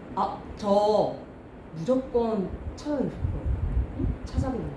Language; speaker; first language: Korean; early bilingual, heritage; Korean